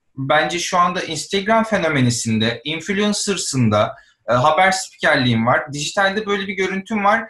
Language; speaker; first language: Turkish; native; Turkish